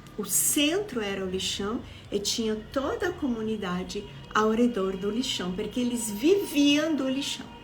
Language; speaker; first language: Portuguese; non-native, fluent; Italian